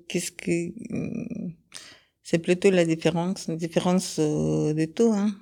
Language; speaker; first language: French; non-native, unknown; Kyrgyz